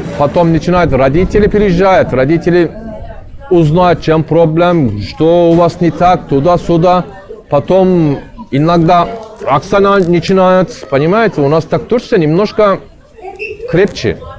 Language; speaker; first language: Russian; non-native, learner; Turkish